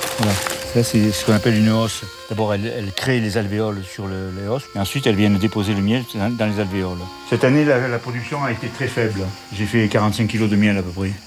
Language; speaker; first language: French; native; French